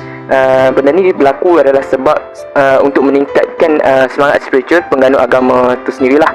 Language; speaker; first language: Malay; native; Malay